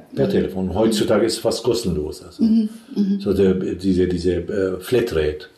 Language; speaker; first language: German; non-native, fluent; Arabic